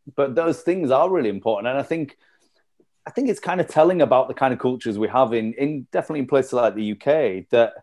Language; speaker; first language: English; native; English